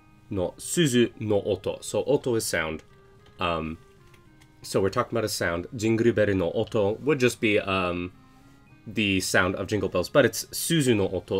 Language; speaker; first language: English; native; English